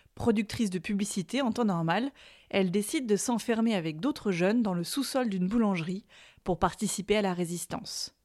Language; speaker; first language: French; native; French